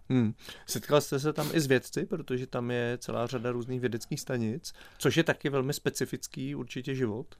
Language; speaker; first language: Czech; native; Czech